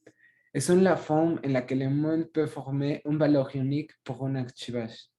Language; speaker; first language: French; non-native, learner; Spanish